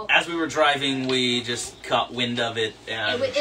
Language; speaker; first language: English; native; English